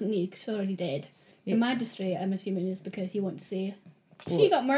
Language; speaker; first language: English; native; English